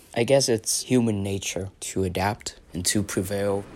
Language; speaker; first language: English; non-native, fluent; Vietnamese